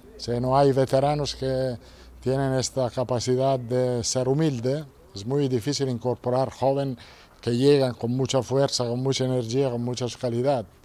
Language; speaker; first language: Spanish; non-native, fluent; Italian